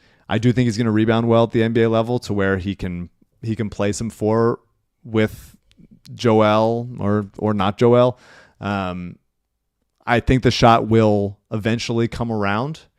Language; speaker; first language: English; native; English